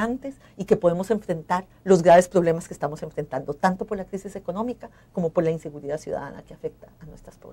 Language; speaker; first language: Spanish; native; Spanish